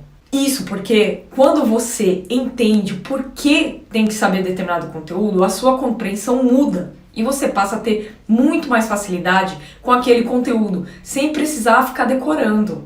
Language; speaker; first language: Portuguese; native; Portuguese